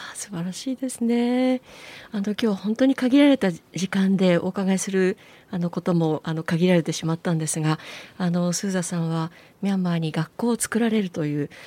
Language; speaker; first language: Japanese; native; Japanese